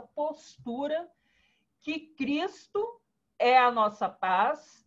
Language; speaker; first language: Portuguese; native; Portuguese